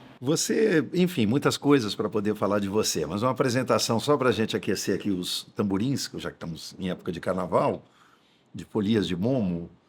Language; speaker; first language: Portuguese; native; Portuguese